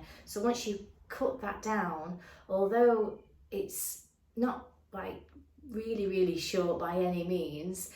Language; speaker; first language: English; native; English